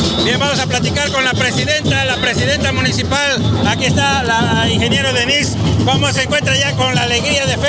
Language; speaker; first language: Spanish; native; Spanish